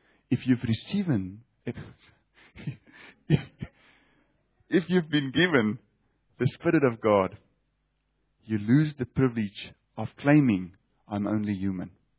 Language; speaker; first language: English; non-native, local second language; Afrikaans